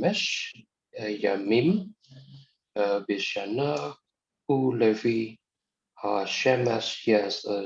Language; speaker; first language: Hebrew; non-native, learner; Indonesian